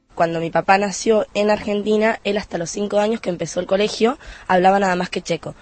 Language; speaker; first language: Spanish; native; Spanish